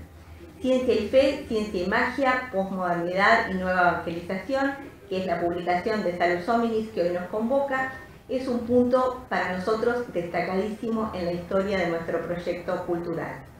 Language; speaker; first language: Spanish; native; Spanish